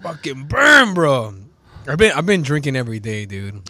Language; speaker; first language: English; early bilingual, other home language; Spanish